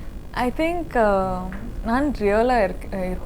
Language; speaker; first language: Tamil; non-native, learner; Kodava